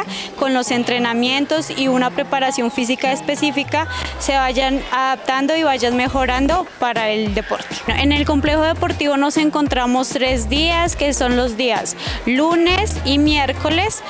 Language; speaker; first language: Spanish; native; Spanish